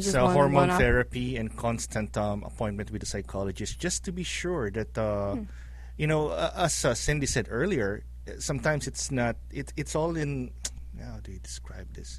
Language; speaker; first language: English; non-native, local second language; Filipino